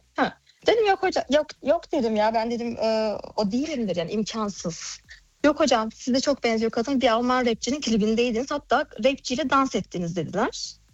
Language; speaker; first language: Turkish; early bilingual, heritage; Turkish